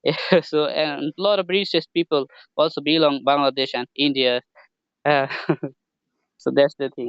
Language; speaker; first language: English; non-native, learner; Bangla